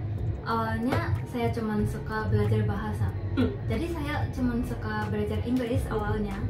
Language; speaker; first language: Indonesian; non-native, fluent; Japanese